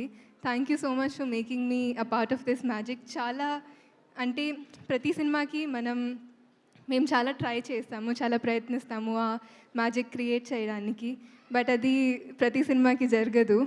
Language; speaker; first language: Telugu; non-native, fluent; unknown